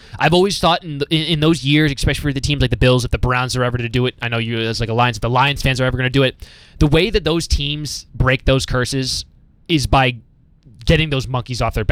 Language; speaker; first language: English; native; English